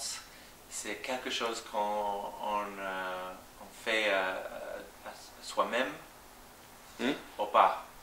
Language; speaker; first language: French; non-native, fluent; English